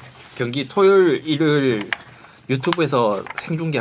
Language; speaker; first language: Korean; native; Korean